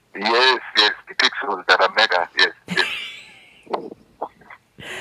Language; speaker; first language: English; non-native, fluent; French